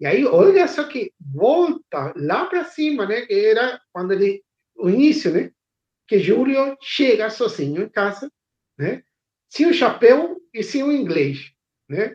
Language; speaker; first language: Portuguese; non-native, fluent; Spanish